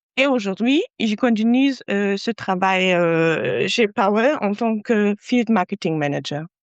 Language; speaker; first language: French; non-native, fluent; German